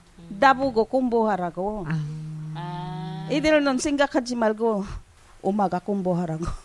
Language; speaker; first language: Korean; non-native, learner; Filipino